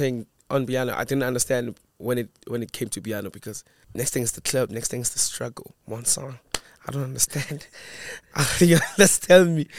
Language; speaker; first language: English; non-native, local second language; Zulu